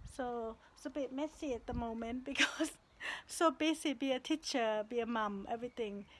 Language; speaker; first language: English; non-native, learner; Thai